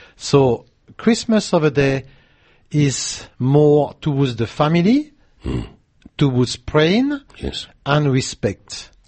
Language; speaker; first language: English; non-native, fluent; French